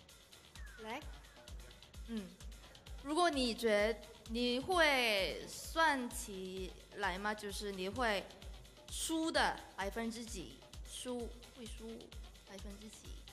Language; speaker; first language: Chinese; non-native, learner; Korean